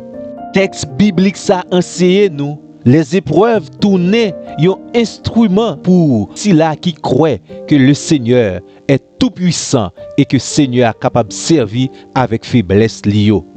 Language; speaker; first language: French; non-native, local second language; Haitian Creole